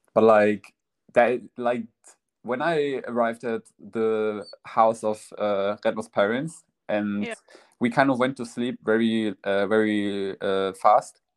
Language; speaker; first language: English; non-native, fluent; German